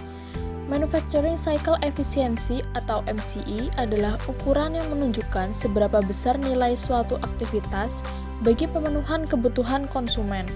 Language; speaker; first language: Indonesian; native; Indonesian